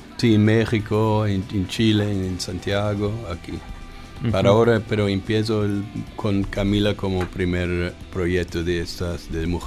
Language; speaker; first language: Spanish; non-native, fluent; English